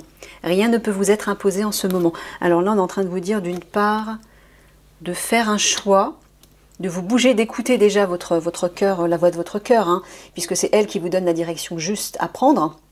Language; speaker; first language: French; native; French